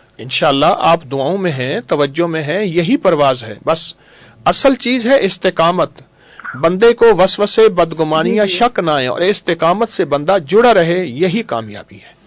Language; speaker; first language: Urdu; native; Urdu